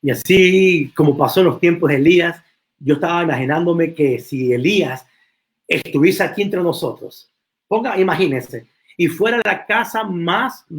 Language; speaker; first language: Spanish; native; Spanish